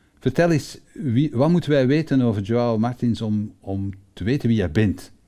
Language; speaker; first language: Dutch; native; Dutch